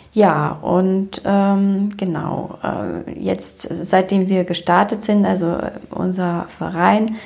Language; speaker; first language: German; early bilingual, other home language; Romanian